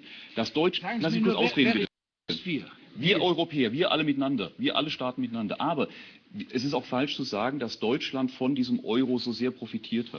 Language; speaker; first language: German; native; German